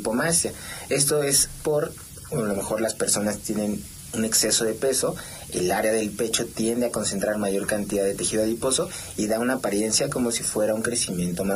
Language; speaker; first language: Spanish; native; Spanish